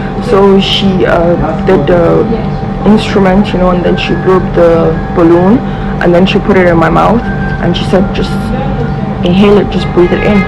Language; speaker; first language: English; non-native, local second language; Hausa